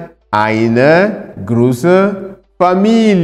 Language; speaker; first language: German; non-native, fluent; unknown